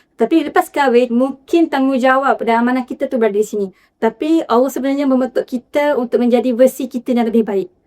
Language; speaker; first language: Malay; native; Malay